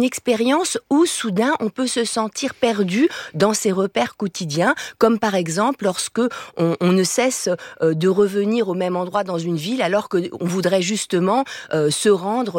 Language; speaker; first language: French; native; French